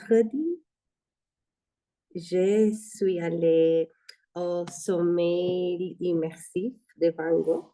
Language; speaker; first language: French; non-native, learner; Spanish